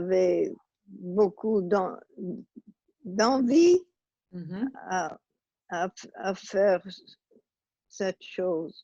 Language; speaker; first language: French; non-native, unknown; Italian